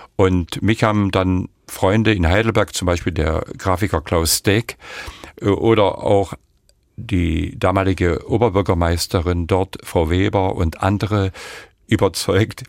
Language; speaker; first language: German; non-native, local second language; Upper Sorbian